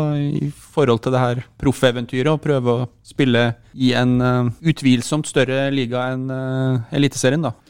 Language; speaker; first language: Norwegian; native; Norwegian